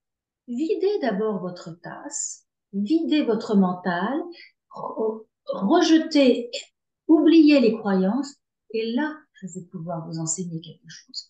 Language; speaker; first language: French; native; French